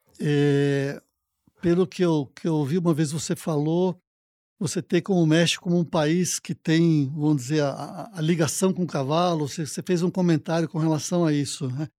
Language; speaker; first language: Portuguese; native; Portuguese